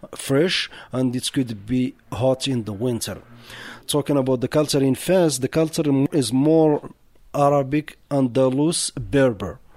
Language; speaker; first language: English; non-native, learner; Arabic